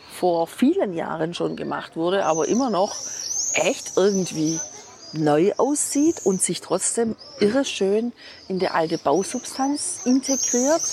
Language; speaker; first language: German; native; German